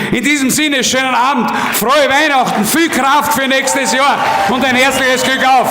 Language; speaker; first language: German; native; German